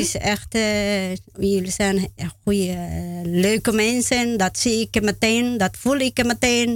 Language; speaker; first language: Dutch; non-native, learner; Spanish